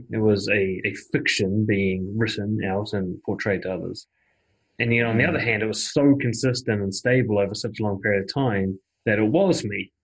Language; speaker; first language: English; native; English